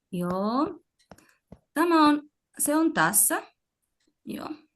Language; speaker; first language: Finnish; non-native, learner; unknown